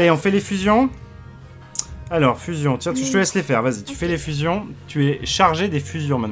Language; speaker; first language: French; native; French